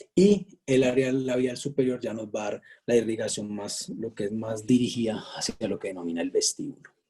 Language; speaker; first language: Spanish; native; Spanish